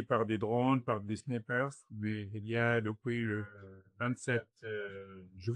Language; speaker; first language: French; non-native, fluent; Arabic